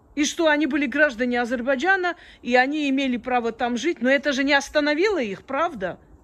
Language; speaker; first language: Russian; early bilingual, other home language; Armenian